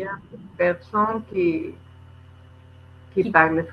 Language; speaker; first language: French; non-native, learner; Spanish